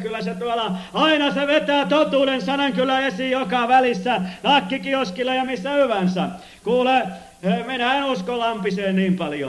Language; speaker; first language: Finnish; native; Finnish